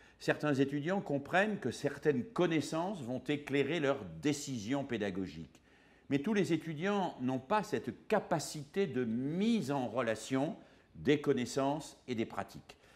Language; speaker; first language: French; native; French